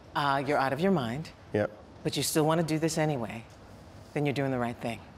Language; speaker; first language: English; native; English